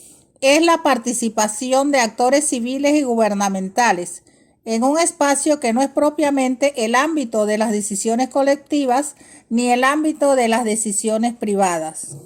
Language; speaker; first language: Spanish; native; Spanish